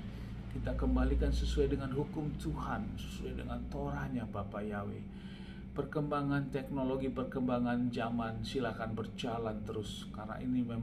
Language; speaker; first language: Indonesian; native; Indonesian